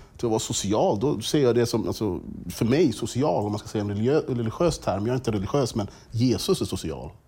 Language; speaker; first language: Swedish; native; Swedish